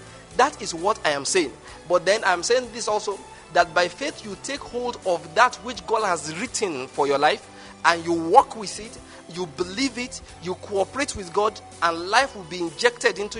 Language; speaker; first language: English; non-native, local second language; Igbo